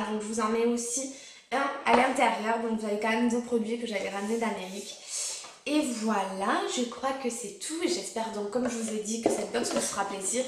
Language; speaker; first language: French; native; French